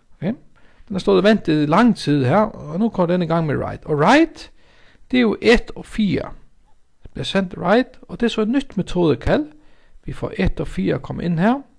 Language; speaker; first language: Danish; non-native, local second language; Faroese